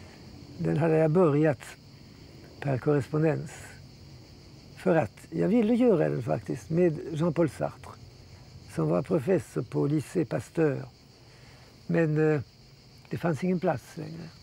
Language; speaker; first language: Swedish; early bilingual, heritage; Swedish